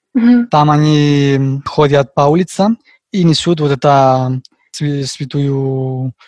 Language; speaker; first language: Russian; non-native, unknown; Spanish